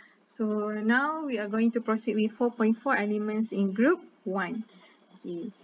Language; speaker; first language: English; non-native, local second language; Malay